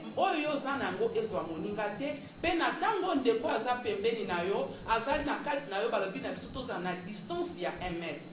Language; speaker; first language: Lingala; native; Lingala